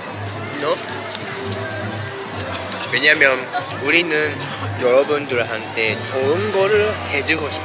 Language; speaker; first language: Korean; non-native, fluent; Spanish